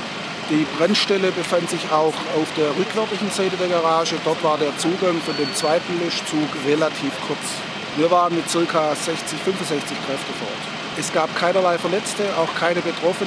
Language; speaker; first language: German; native; German